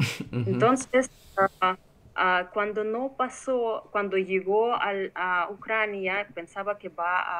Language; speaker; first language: Spanish; non-native, fluent; Ukrainian